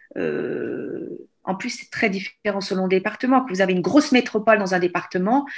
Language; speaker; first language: French; native; French